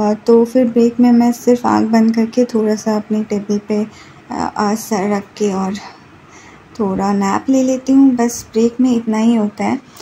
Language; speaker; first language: Hindi; native; Hindi